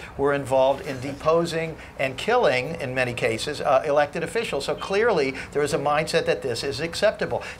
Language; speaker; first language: English; native; English